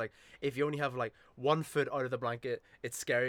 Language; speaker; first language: English; native; English